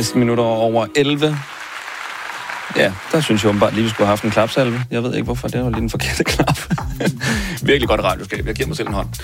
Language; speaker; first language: Danish; native; Danish